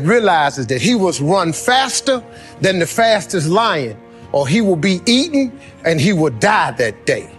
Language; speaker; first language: English; native; English